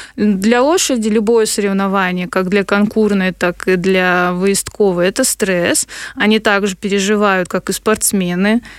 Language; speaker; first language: Russian; native; Russian